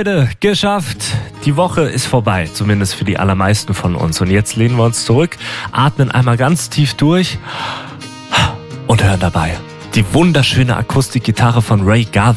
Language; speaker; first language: German; native; German